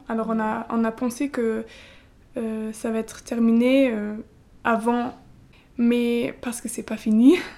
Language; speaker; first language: French; non-native, learner; German